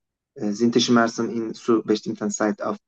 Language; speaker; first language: German; non-native, fluent; Turkish